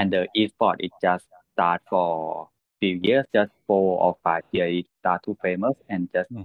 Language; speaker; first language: English; non-native, learner; Thai